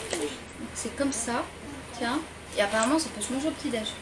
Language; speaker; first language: French; native; French